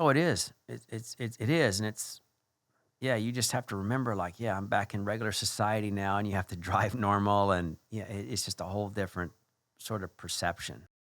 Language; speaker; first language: English; native; English